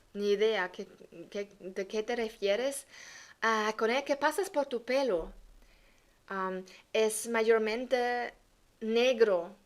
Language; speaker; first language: Spanish; non-native, fluent; German